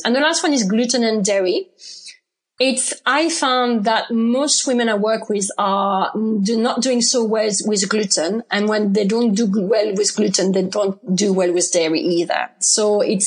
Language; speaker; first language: English; non-native, fluent; French